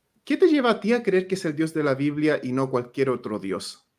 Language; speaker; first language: Spanish; native; Spanish